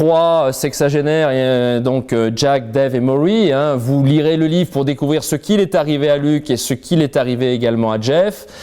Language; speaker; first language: French; native; French